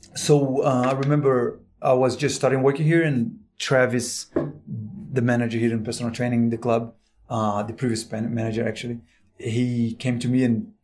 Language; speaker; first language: English; non-native, fluent; Portuguese